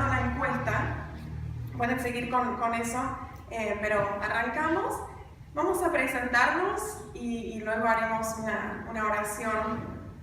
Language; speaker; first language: Spanish; non-native, fluent; English